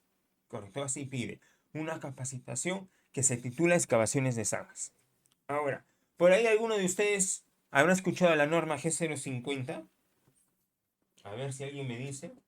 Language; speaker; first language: Spanish; native; Spanish